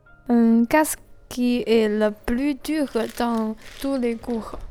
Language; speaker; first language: French; non-native, learner; Chinese